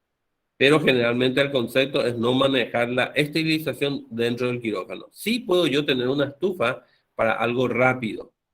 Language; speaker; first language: Spanish; native; Spanish